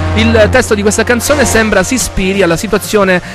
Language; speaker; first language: Italian; native; Italian